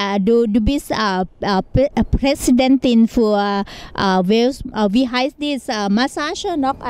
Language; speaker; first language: German; non-native, learner; Thai